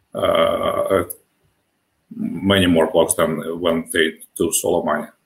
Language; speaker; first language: English; non-native, fluent; Russian